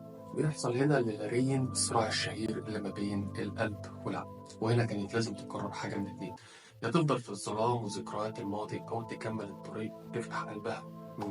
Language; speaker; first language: Arabic; native; Arabic